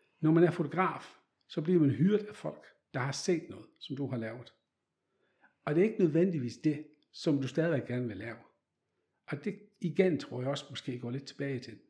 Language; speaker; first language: Danish; non-native, fluent; Dutch